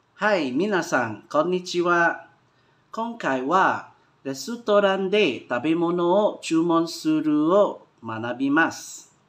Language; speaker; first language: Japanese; non-native, learner; Malay